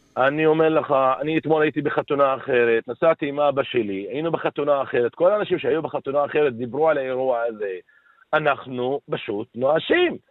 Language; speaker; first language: Hebrew; non-native, local second language; Arabic